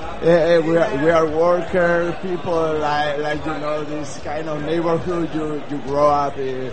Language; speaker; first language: English; non-native, learner; Spanish